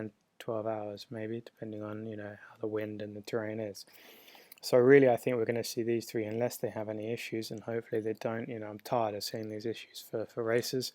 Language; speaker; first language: English; native; English